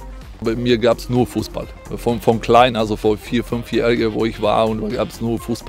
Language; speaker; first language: German; non-native, fluent; Croatian